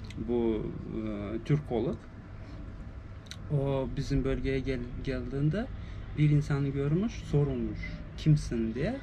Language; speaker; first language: Turkish; non-native, fluent; Russian